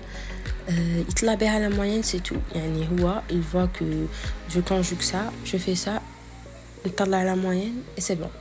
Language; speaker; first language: French; non-native, local second language; Arabic